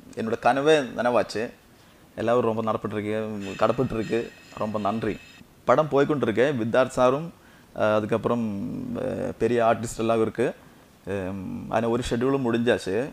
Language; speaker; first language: Tamil; non-native, local second language; Malayalam